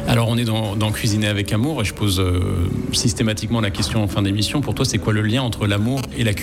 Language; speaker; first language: French; native; French